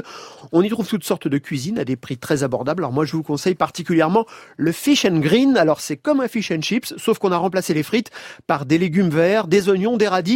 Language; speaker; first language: French; native; French